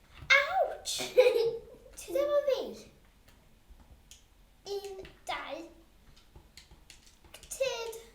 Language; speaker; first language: Welsh; non-native, local second language; English